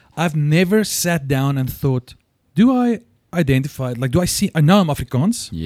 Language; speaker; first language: English; non-native, local second language; Afrikaans